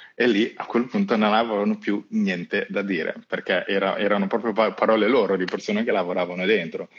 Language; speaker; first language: Italian; early bilingual, other home language; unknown